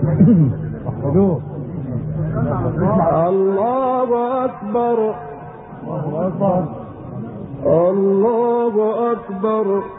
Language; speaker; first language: Arabic; native; Arabic